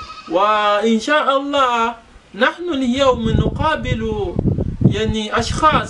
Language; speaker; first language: Arabic; non-native, fluent; Yoruba